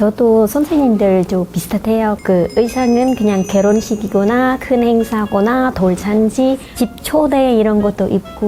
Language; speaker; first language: Korean; non-native, fluent; Khmer